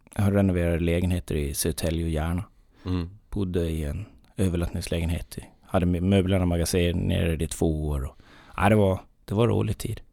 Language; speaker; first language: Swedish; native; Swedish